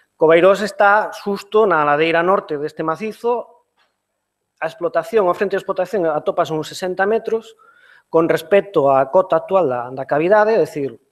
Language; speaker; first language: Spanish; non-native, local second language; Galician